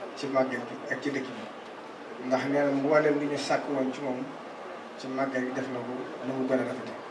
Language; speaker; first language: Wolof; native; Wolof